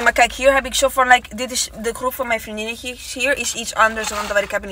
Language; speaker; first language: Dutch; non-native, learner; Italian